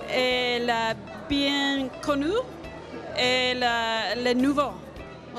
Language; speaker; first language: French; non-native, learner; English